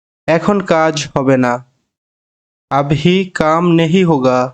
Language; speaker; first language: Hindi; non-native, learner; Bangla